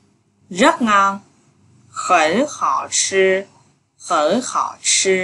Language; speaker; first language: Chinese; non-native, fluent; Vietnamese